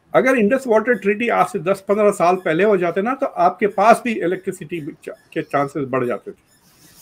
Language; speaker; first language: Hindi; non-native, local second language; Urdu